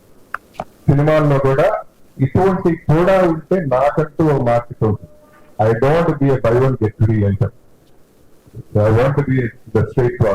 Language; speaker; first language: Telugu; native; Telugu